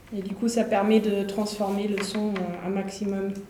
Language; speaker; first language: French; native; French